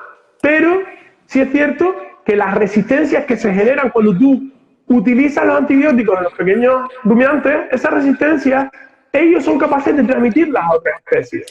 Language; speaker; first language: Spanish; native; Spanish